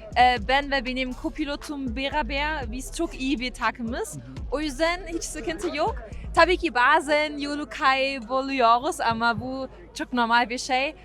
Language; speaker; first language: Turkish; non-native, fluent; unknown